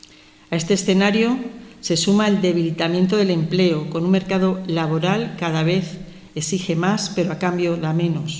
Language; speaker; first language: Spanish; native; Spanish